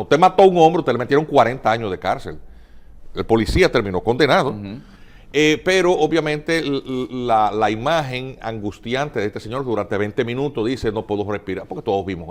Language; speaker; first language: Spanish; native; Spanish